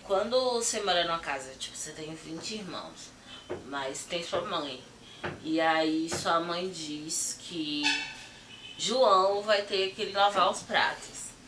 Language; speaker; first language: Portuguese; native; Portuguese